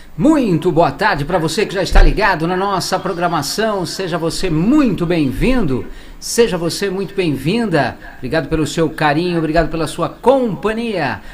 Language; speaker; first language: Portuguese; native; Portuguese